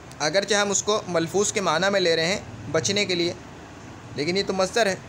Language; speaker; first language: Urdu; native; Urdu